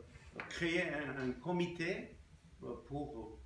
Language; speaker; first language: French; non-native, fluent; Armenian